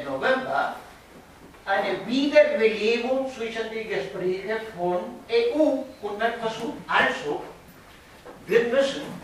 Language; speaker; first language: German; non-native, fluent; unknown